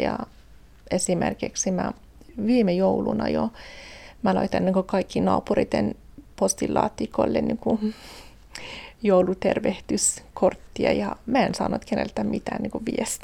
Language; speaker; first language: Finnish; non-native, fluent; Persian